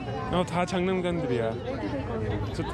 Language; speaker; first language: Korean; early bilingual, other home language; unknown